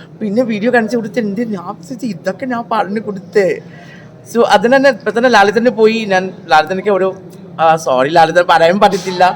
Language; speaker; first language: Malayalam; non-native, local second language; Assamese